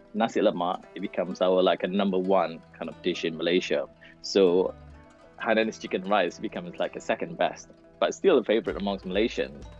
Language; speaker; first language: English; non-native, local second language; Malay